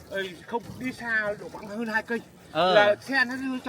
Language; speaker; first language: Vietnamese; native; Vietnamese